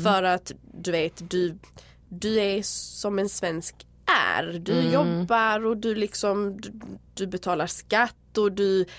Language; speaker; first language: Swedish; early bilingual, other home language; Serbian